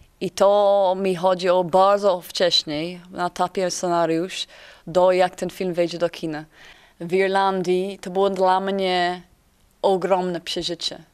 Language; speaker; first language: Polish; non-native, fluent; English